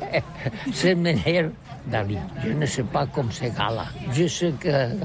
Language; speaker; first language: French; non-native, learner; Catalan